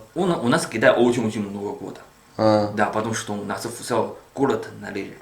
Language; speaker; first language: Russian; non-native, learner; Chinese